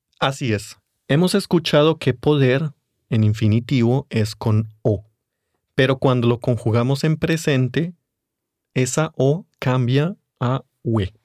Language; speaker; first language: Spanish; native; Spanish